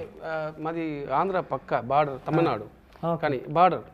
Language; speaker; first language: Telugu; non-native, local second language; Tamil